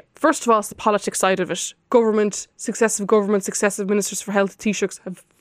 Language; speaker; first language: English; non-native, fluent; Lithuanian